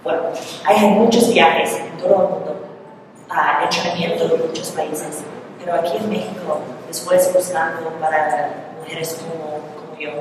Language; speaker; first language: Spanish; non-native, learner; English